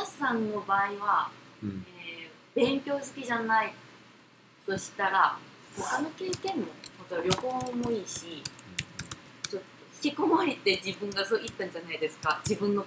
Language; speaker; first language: Japanese; non-native, fluent; Korean